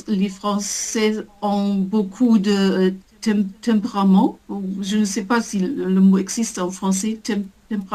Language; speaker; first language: French; non-native, learner; German